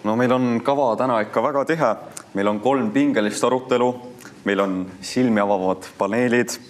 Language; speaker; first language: Estonian; native; Estonian